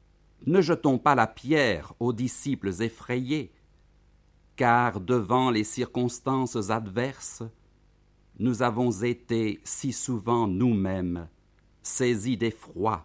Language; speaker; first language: French; native; French